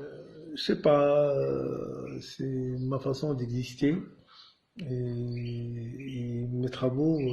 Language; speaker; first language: French; non-native, local second language; Arabic